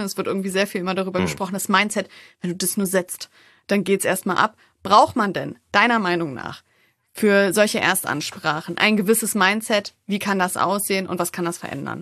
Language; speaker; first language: German; native; German